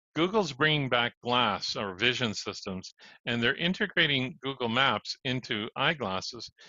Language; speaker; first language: English; native; English